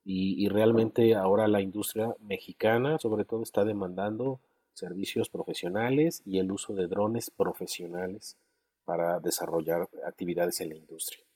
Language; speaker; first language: Spanish; native; Spanish